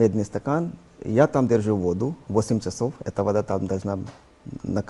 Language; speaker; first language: Russian; non-native, learner; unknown